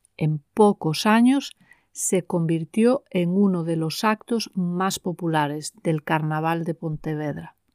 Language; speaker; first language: Spanish; native; Spanish